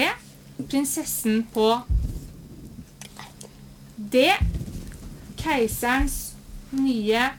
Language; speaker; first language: Norwegian; native; Norwegian